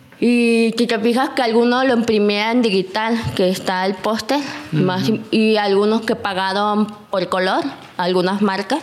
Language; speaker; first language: Spanish; native; Spanish